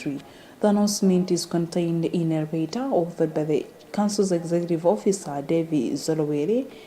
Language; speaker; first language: English; non-native, local second language; Nyanja